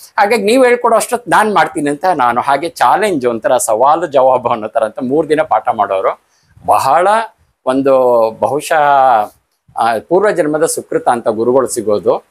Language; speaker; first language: Kannada; native; Kannada